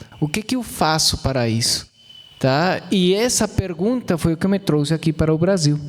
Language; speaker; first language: Portuguese; non-native, fluent; Spanish